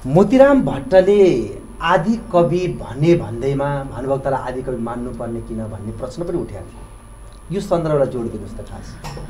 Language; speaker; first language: Nepali; native; Nepali